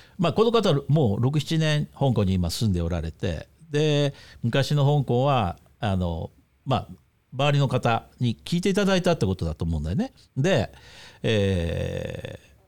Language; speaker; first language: Japanese; native; Japanese